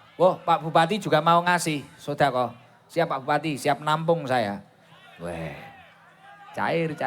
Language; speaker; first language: Indonesian; non-native, local second language; Javanese